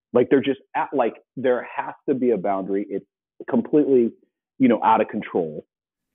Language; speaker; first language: English; native; English